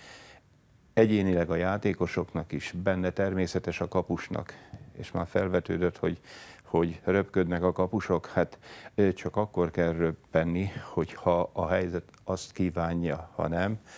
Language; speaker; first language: Hungarian; native; Hungarian